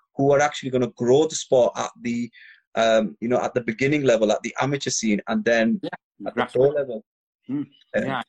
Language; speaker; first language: English; native; English